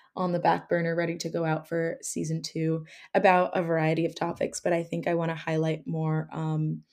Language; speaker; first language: English; native; English